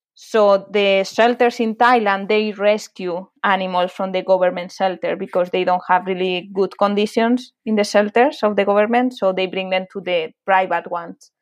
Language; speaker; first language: English; non-native, fluent; Spanish